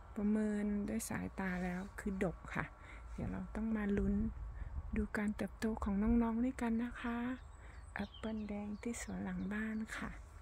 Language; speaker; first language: Thai; native; Thai